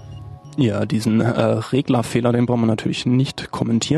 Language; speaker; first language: German; native; German